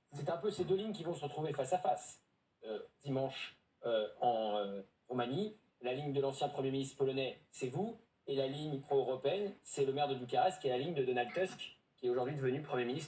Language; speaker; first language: French; native; French